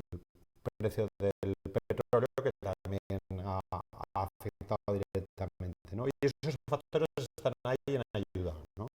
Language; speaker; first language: Spanish; native; Spanish